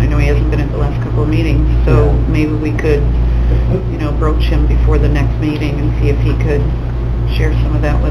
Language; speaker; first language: English; native; English